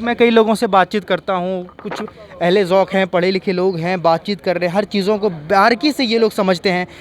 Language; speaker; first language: Hindi; native; Hindi